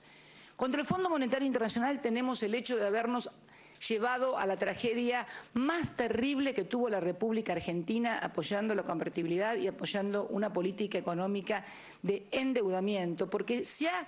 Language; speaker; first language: Spanish; native; Spanish